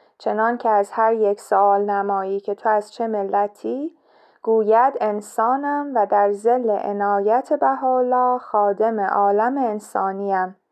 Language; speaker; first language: Persian; native; Persian